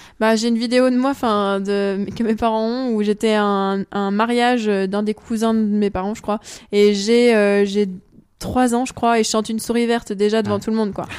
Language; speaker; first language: French; native; French